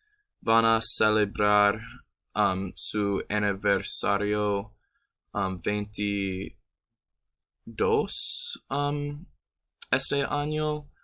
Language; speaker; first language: Spanish; non-native, learner; English